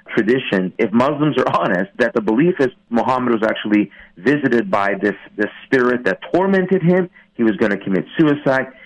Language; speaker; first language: English; non-native, fluent; Persian